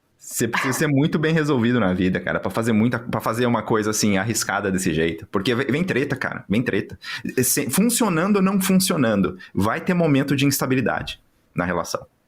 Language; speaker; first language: Portuguese; native; Portuguese